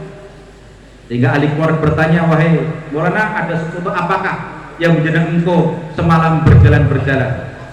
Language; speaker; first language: Indonesian; non-native, local second language; Javanese